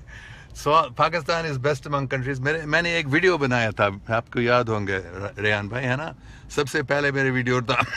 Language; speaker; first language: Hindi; non-native, local second language; English